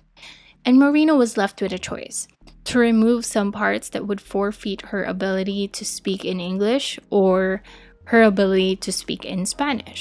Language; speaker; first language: English; non-native, local second language; Filipino